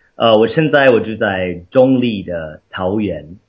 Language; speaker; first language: Chinese; non-native, fluent; English